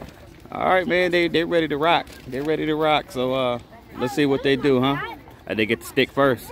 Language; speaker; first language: English; native; English